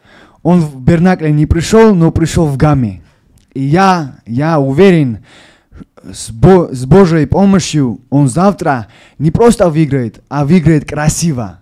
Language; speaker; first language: Russian; non-native, fluent; Georgian